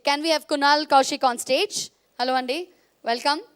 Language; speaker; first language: Telugu; native; Telugu